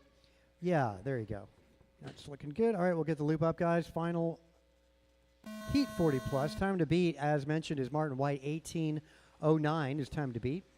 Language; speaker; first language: English; native; English